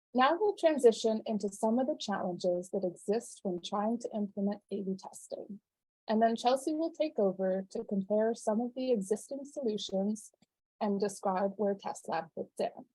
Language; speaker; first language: English; native; English